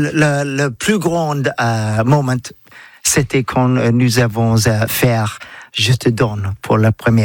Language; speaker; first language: French; non-native, learner; English